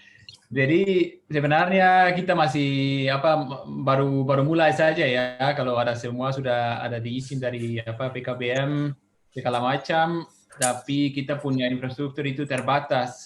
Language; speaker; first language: Indonesian; non-native, fluent; Swiss German